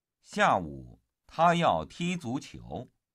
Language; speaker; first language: Chinese; non-native, learner; Vietnamese